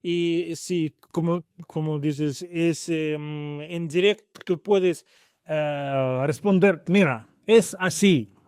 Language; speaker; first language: Spanish; non-native, learner; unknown